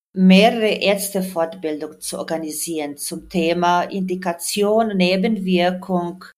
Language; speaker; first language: German; non-native, fluent; Croatian